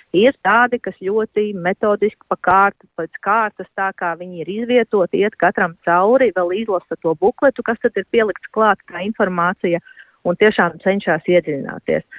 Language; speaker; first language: Latvian; native; Latvian